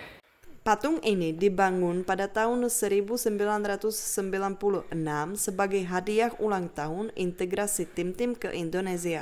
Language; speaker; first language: Indonesian; non-native, fluent; Czech